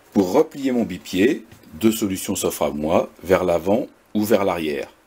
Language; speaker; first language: French; native; French